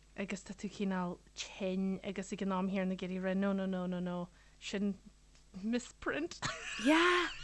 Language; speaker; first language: Irish; native; Irish